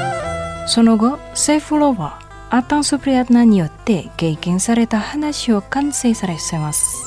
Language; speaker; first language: Japanese; non-native, fluent; Indonesian